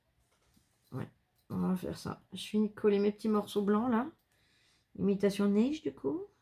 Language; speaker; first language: French; native; French